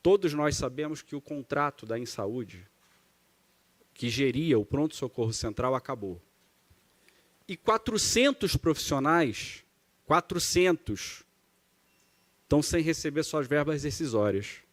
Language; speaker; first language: Portuguese; native; Portuguese